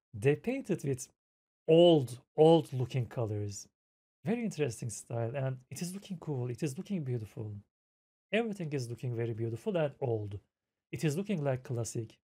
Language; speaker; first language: English; non-native, fluent; Turkish